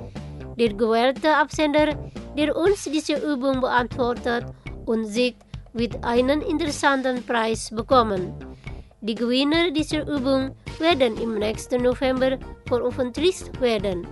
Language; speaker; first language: German; non-native, fluent; Indonesian